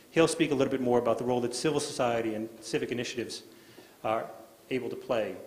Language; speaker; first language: English; native; English